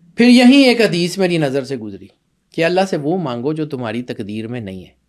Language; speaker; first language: Urdu; non-native, local second language; Punjabi